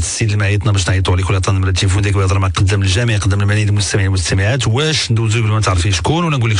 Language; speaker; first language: Arabic; native; Arabic